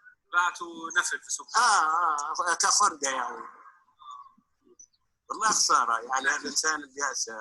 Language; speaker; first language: Arabic; native; Arabic